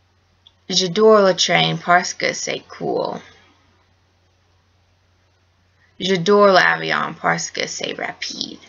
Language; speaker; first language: French; non-native, learner; English